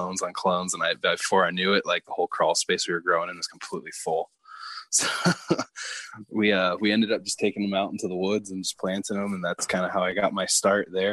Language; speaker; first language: English; native; English